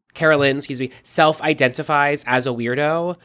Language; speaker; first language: English; native; English